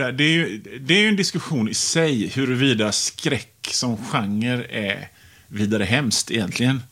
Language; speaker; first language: Swedish; native; Swedish